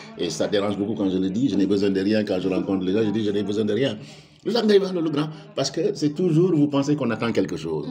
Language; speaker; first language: French; non-native, local second language; Wolof